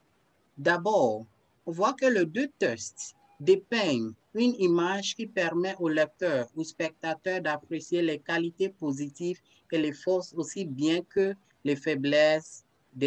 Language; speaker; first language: French; non-native, fluent; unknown